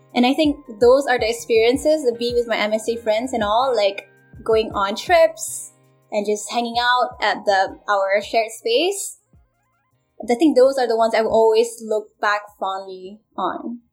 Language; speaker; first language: English; non-native, local second language; Malay